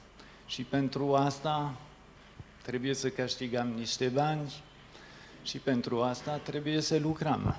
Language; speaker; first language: Romanian; non-native, fluent; French